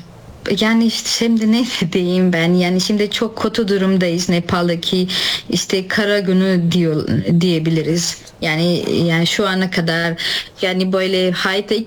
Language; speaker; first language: Turkish; non-native, learner; Nepali